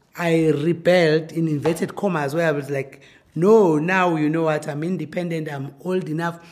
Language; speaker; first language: English; non-native, local second language; Zulu